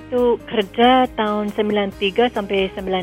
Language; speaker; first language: Indonesian; non-native, fluent; English